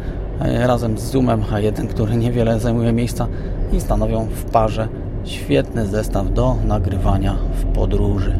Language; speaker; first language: Polish; native; Polish